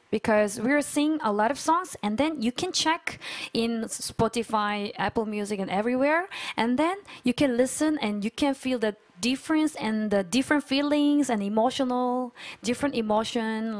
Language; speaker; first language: English; non-native, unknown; Korean